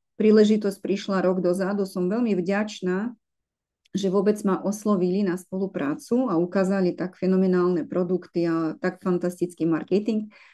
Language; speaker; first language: Slovak; non-native, fluent; Russian